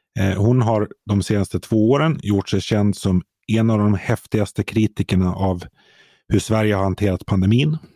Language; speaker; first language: Swedish; native; Swedish